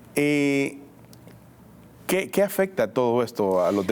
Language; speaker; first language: Spanish; native; Spanish